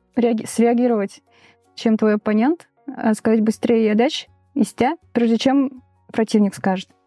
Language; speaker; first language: Russian; native; Russian